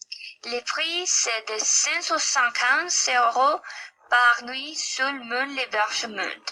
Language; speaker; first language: French; non-native, learner; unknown